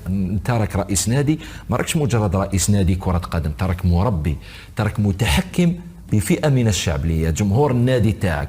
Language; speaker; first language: Arabic; native; Arabic